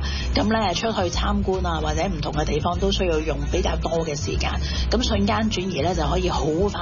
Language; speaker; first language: Chinese; native; Chinese